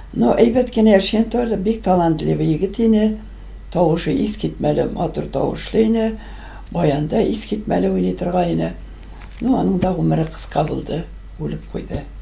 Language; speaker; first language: Tatar; non-native, local second language; Bashkir